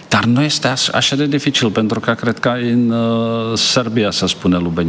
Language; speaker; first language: Romanian; non-native, learner; Czech